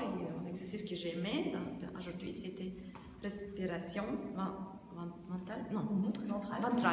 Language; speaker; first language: French; non-native, learner; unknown